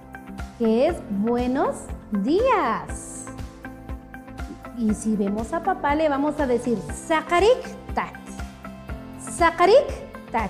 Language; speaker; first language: Spanish; non-native, local second language; Kʼicheʼ